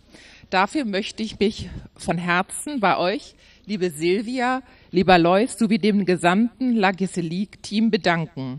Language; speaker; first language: German; native; German